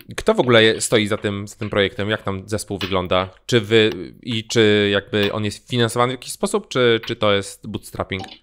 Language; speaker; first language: Polish; native; Polish